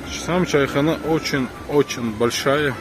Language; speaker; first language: Russian; non-native, local second language; Tajik